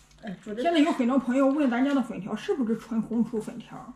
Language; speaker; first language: Chinese; native; Chinese